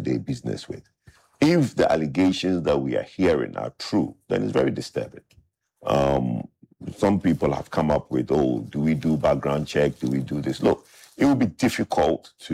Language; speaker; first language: English; non-native, local second language; Akan